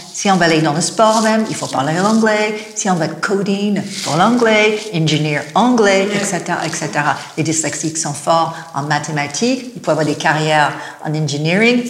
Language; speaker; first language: French; non-native, fluent; English